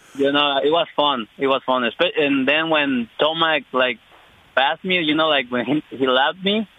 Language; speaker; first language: English; non-native, fluent; Spanish